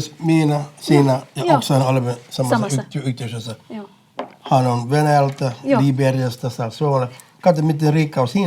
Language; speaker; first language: Finnish; non-native, fluent; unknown